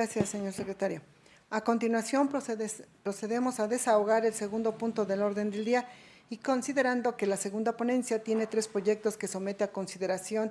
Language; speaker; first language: Spanish; native; Spanish